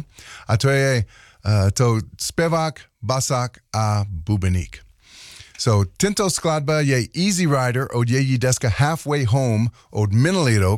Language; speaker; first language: Czech; non-native, learner; English